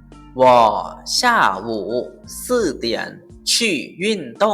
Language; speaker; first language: Chinese; non-native, fluent; Lao